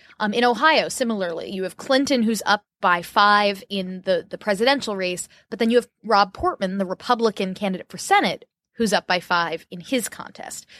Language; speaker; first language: English; native; English